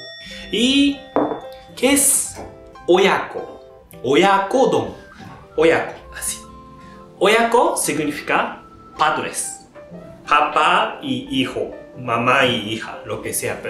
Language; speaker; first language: Spanish; non-native, fluent; Japanese